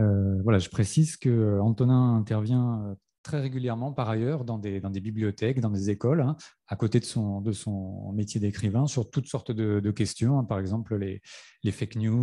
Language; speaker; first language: French; native; French